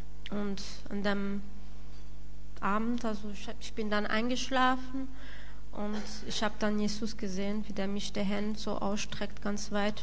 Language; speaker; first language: German; non-native, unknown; French